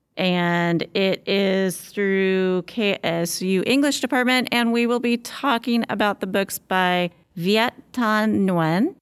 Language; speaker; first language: English; native; English